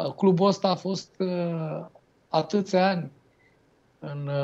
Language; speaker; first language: Romanian; native; Romanian